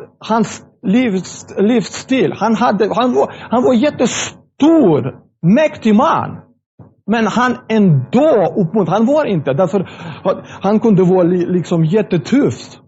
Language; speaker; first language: Swedish; non-native, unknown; Russian